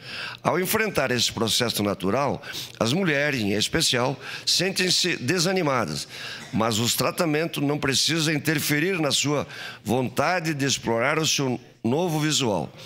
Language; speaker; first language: Portuguese; native; Portuguese